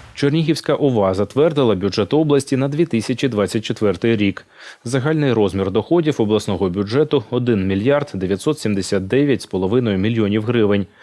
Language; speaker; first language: Ukrainian; native; Ukrainian